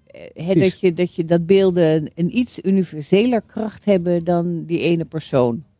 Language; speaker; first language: Dutch; native; Dutch